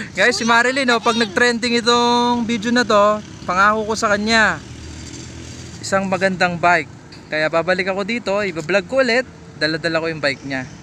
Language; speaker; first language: Filipino; non-native, local second language; Bikol